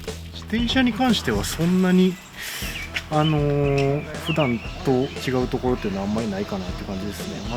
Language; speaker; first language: Japanese; native; Japanese